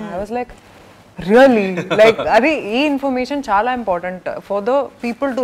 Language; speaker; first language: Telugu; non-native, fluent; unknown